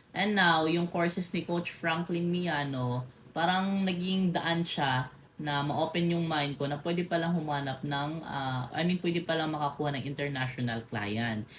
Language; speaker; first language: Filipino; non-native, local second language; Cebuano